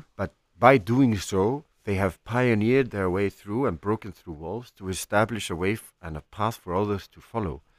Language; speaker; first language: English; non-native, fluent; Icelandic